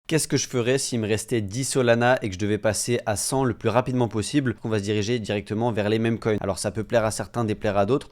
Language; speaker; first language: French; native; French